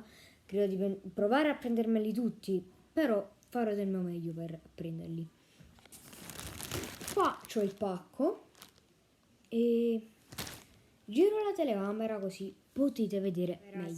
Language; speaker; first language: Italian; native; Italian